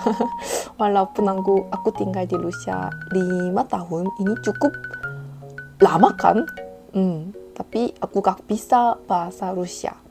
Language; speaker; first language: Indonesian; non-native, fluent; Korean